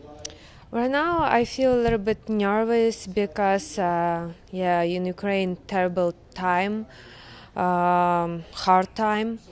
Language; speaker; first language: English; non-native, learner; Ukrainian